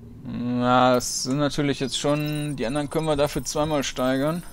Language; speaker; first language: German; native; German